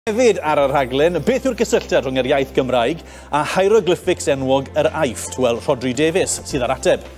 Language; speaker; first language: Welsh; native; Welsh